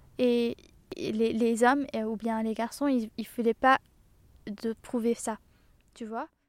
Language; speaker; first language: French; non-native, local second language; Arabic